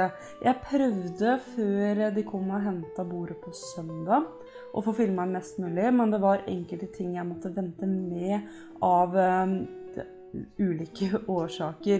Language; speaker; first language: Norwegian; native; Norwegian